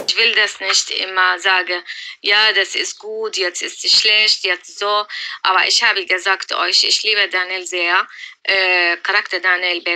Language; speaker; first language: German; non-native, learner; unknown